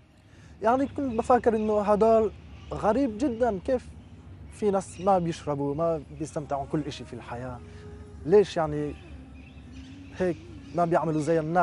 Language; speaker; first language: Arabic; non-native, learner; French